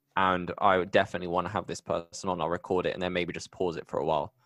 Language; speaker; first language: English; native; English